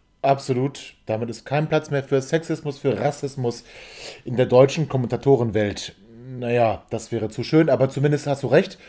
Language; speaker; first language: German; native; German